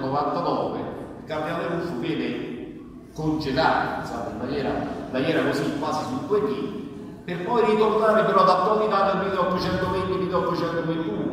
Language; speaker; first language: Italian; native; Italian